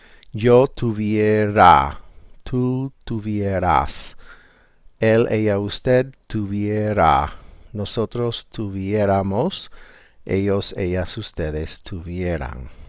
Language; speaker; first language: Spanish; non-native, fluent; English